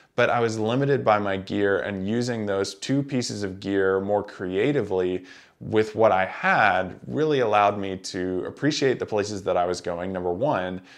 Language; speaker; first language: English; native; English